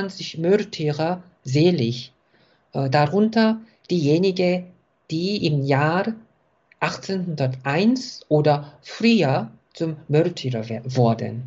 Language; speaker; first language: German; non-native, fluent; Korean